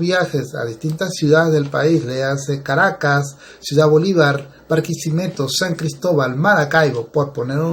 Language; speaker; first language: Spanish; native; Spanish